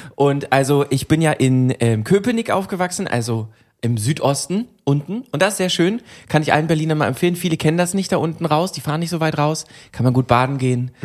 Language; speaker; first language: German; native; German